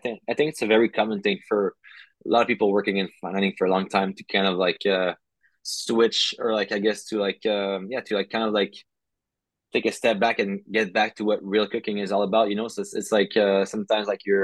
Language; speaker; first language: English; non-native, fluent; French